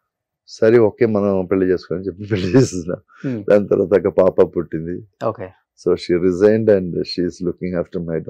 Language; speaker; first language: Telugu; non-native, local second language; Malayalam